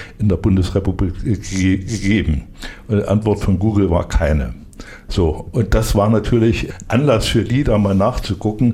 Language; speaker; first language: German; native; German